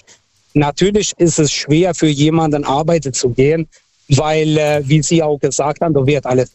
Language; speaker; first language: German; early bilingual, other home language; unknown